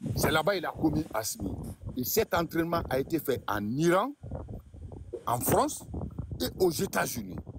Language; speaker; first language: French; non-native, local second language; Mandingo